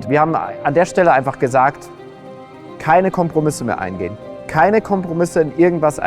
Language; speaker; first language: German; native; German